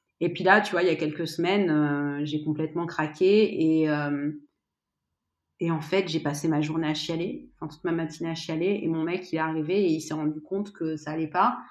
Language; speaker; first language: French; native; French